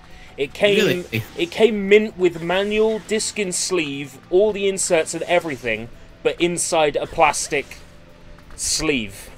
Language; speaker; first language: English; native; English